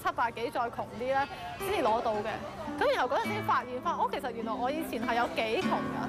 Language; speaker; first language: Chinese; non-native, local second language; Cantonese